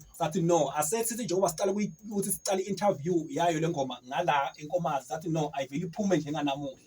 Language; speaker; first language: Zulu; non-native, local second language; Swati